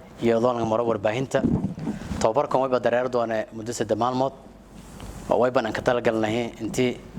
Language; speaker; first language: Somali; non-native, local second language; Maithili